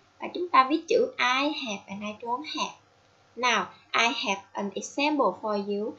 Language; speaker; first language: English; non-native, fluent; Vietnamese